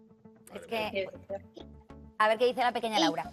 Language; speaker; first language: Spanish; native; Spanish